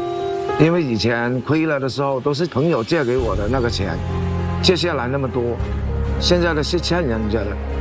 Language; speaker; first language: Chinese; non-native, local second language; Cantonese